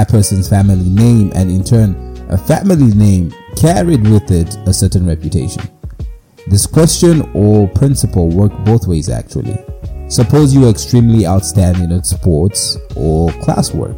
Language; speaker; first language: English; non-native, local second language; Shona